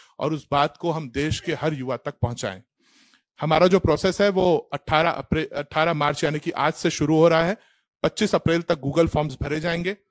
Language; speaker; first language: Hindi; native; Hindi